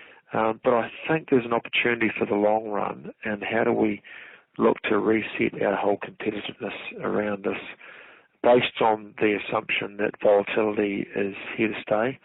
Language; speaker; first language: English; native; English